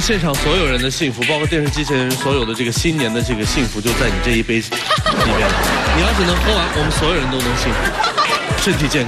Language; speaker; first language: Chinese; native; Chinese